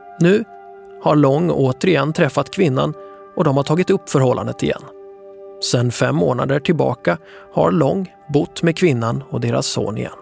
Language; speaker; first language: Swedish; native; Swedish